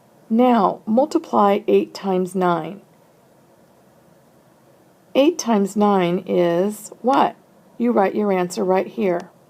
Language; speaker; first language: English; native; English